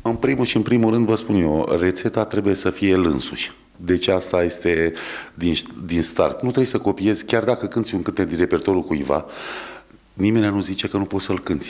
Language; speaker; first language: Romanian; native; Romanian